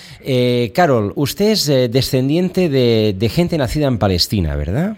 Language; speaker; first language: Spanish; non-native, local second language; Catalan